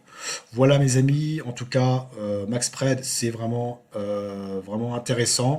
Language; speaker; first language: French; native; French